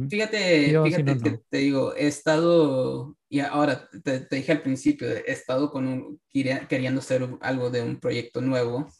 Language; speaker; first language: Spanish; early bilingual, heritage; Spanish